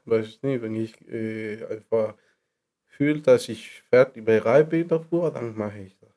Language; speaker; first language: German; non-native, learner; Spanish